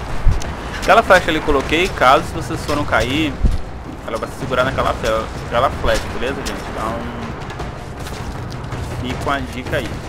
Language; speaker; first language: Portuguese; native; Portuguese